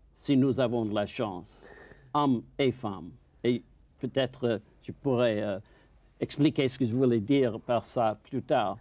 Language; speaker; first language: French; non-native, fluent; English